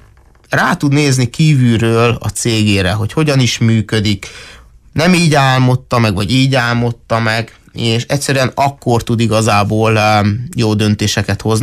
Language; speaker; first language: Hungarian; native; Hungarian